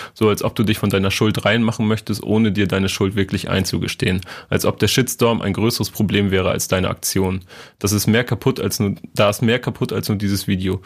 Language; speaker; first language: German; native; German